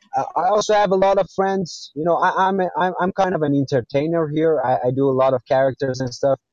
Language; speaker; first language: English; non-native, fluent; Persian